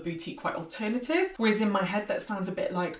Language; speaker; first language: English; native; English